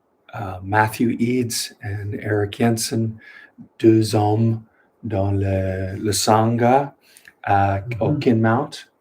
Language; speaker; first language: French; non-native, learner; English